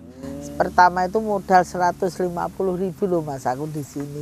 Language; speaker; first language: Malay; non-native, local second language; Javanese